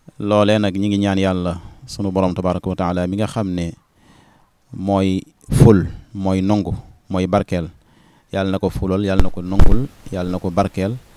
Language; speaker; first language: Wolof; native; Wolof